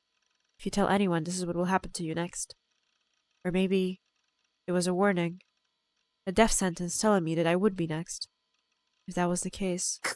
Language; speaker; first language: English; non-native, fluent; Polish